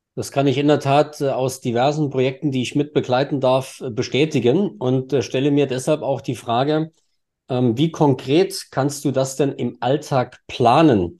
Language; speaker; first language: German; native; German